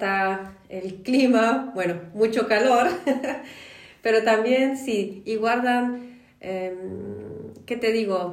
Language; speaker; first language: Spanish; non-native, fluent; Polish